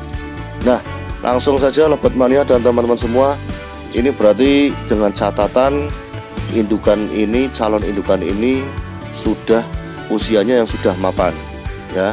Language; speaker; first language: Indonesian; native; Indonesian